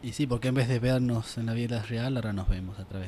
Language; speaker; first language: Spanish; native; Spanish